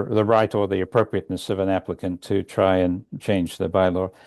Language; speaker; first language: English; native; English